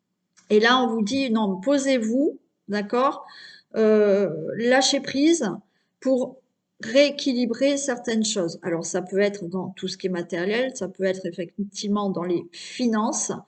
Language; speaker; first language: French; native; French